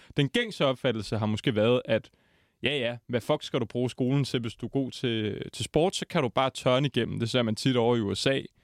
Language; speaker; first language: Danish; native; Danish